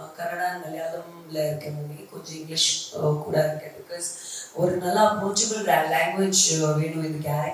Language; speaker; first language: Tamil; non-native, learner; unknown